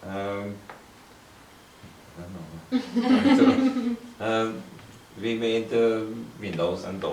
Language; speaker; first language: English; non-native, learner; Hungarian